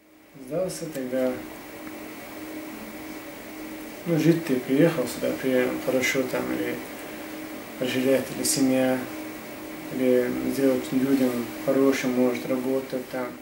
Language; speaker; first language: Russian; non-native, local second language; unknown